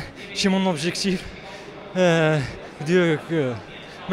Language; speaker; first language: French; non-native, local second language; Arabic